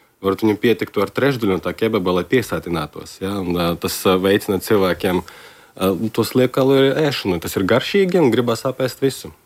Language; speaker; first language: Latvian; non-native, local second language; Russian